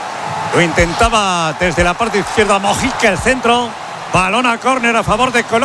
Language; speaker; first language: Spanish; native; Spanish